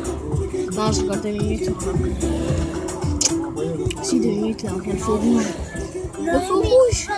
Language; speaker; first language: French; native; French